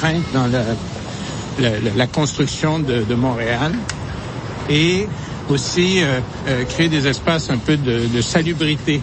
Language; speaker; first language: French; native; French